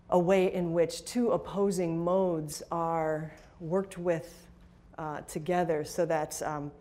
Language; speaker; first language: English; native; English